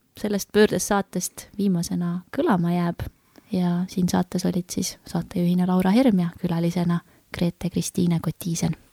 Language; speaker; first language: Estonian; native; Estonian